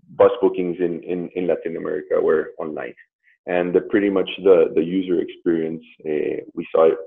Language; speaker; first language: English; non-native, fluent; Spanish